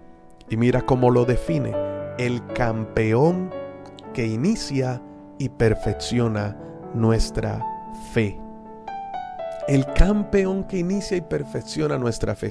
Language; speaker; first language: Spanish; native; Spanish